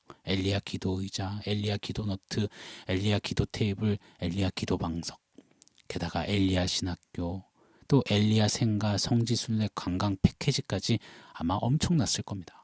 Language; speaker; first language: Korean; native; Korean